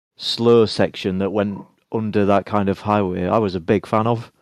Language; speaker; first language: English; native; English